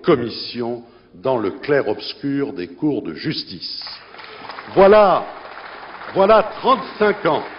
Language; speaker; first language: French; native; French